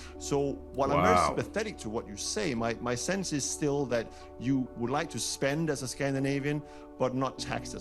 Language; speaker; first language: English; non-native, fluent; Danish